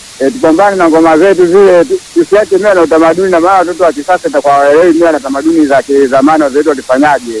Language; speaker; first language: Swahili; non-native, local second language; Makhuwa